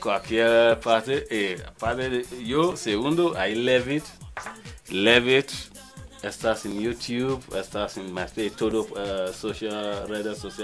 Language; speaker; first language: Spanish; non-native, learner; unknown